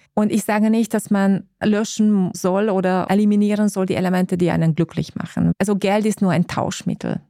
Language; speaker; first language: German; non-native, fluent; Hungarian